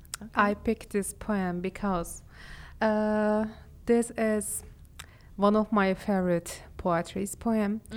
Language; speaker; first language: English; non-native, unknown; Turkish